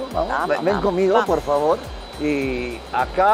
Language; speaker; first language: Spanish; non-native, fluent; English